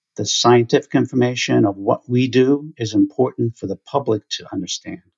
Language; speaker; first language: English; native; English